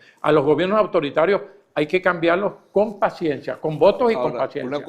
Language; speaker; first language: Spanish; native; Spanish